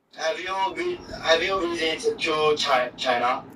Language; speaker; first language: English; non-native, learner; Chinese